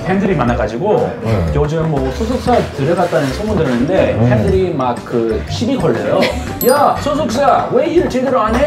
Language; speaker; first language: Korean; non-native, fluent; English